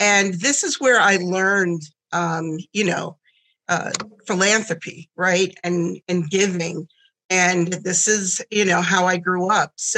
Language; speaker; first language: English; early bilingual, other home language; German